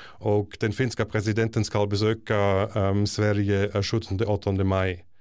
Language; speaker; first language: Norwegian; non-native, fluent; German